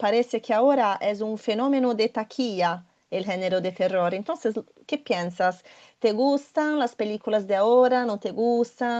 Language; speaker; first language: Spanish; non-native, fluent; Portuguese